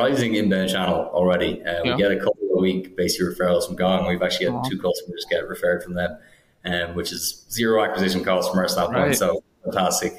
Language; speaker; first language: English; native; English